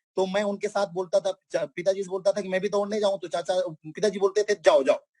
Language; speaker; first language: Hindi; non-native, local second language; Bhojpuri